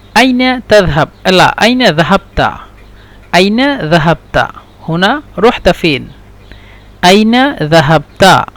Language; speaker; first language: Egyptian Arabic; non-native, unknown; Bangla